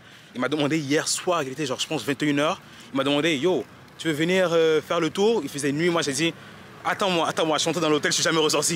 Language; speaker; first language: French; native; French